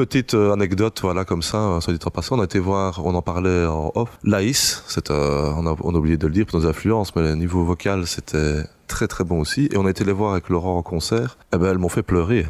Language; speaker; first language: French; native; French